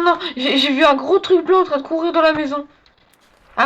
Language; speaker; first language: French; native; French